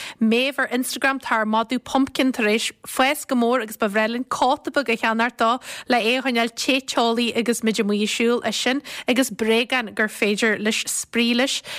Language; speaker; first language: Irish; native; Irish